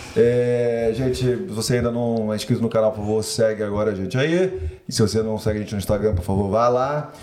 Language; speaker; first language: Portuguese; native; Portuguese